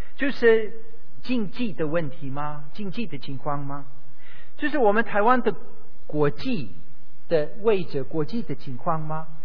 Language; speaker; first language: Chinese; non-native, fluent; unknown